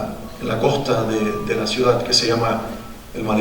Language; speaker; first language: Spanish; native; Spanish